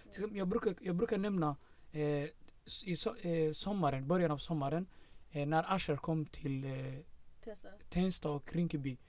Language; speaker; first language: Swedish; non-native, fluent; Somali